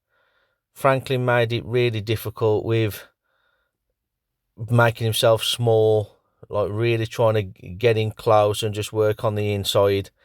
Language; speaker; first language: English; native; English